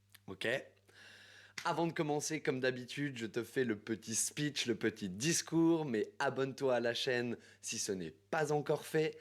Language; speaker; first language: French; native; French